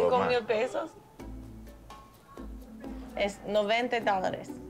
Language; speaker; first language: Spanish; non-native, learner; English